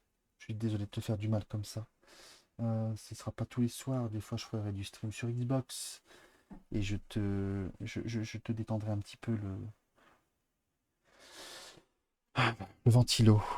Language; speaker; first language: French; native; French